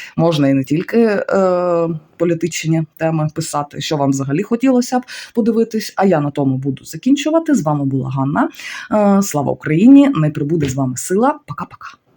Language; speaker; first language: Ukrainian; non-native, local second language; Russian